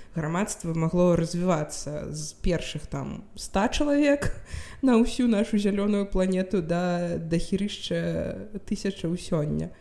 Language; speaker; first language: Belarusian; non-native, local second language; Russian